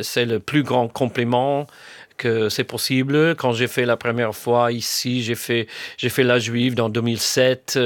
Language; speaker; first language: French; non-native, fluent; English